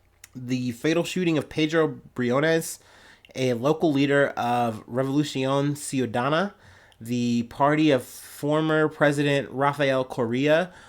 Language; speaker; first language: English; native; English